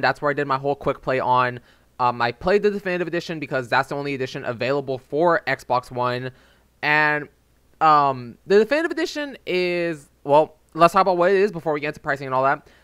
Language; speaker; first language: English; native; English